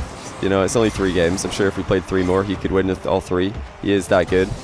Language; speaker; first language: English; native; English